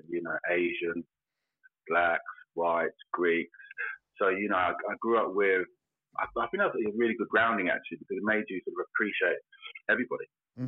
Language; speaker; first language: English; native; English